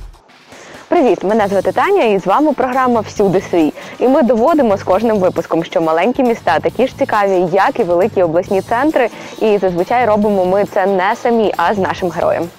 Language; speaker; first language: Ukrainian; native; Ukrainian